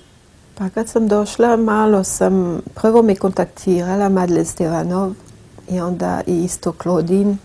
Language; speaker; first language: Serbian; non-native, fluent; French